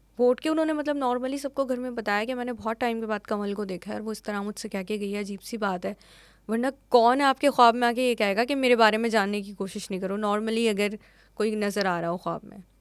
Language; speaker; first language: Urdu; native; Urdu